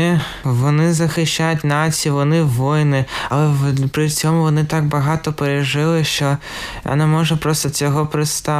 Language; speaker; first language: Ukrainian; non-native, local second language; Russian